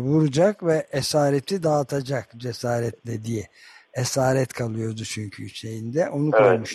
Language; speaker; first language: Turkish; native; Turkish